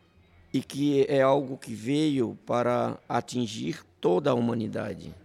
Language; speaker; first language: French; non-native, learner; Portuguese